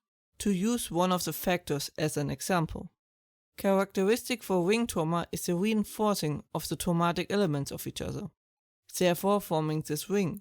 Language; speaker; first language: English; non-native, fluent; German